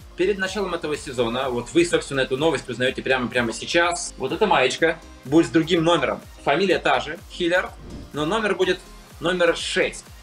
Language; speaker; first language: Russian; native; Russian